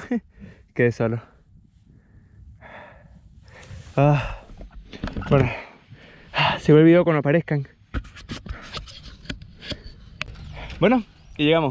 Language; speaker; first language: Spanish; native; Spanish